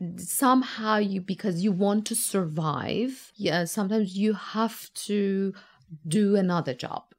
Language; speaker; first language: English; non-native, fluent; Persian